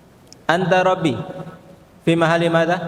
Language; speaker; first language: Arabic; non-native, fluent; Indonesian